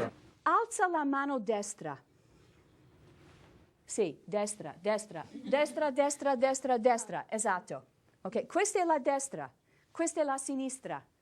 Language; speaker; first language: Italian; non-native, fluent; English